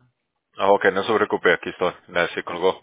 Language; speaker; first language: Spanish; native; Spanish